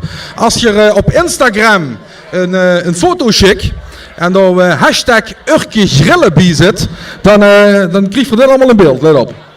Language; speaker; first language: Dutch; native; Dutch